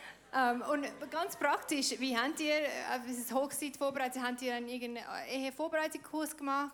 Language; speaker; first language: German; non-native, fluent; English